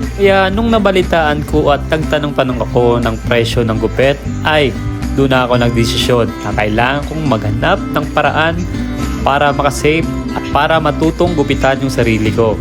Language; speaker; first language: Filipino; non-native, local second language; Hiligaynon